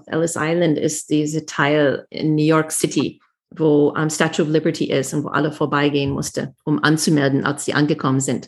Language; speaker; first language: German; non-native, fluent; English